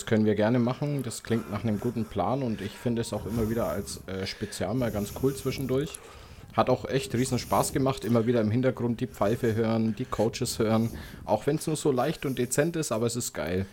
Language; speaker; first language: German; native; German